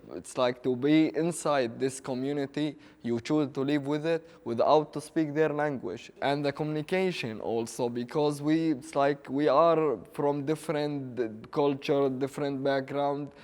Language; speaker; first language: English; non-native, learner; Arabic